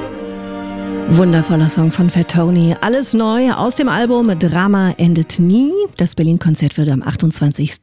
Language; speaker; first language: German; native; German